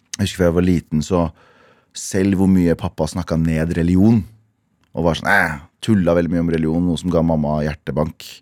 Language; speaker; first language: Norwegian; early bilingual, other home language; Kurdish